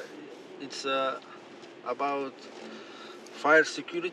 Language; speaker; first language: English; non-native, learner; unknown